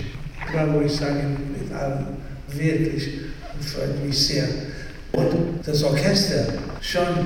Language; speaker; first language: German; non-native, fluent; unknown